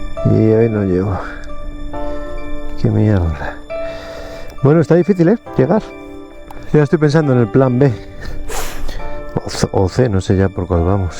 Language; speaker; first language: Spanish; native; Spanish